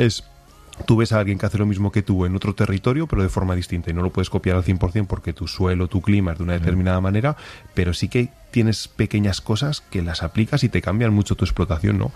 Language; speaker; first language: Spanish; native; Spanish